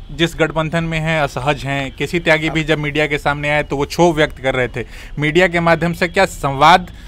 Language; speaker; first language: Hindi; native; Hindi